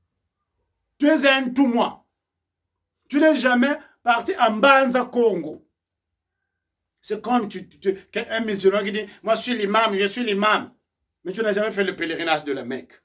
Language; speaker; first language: French; non-native, local second language; Kongo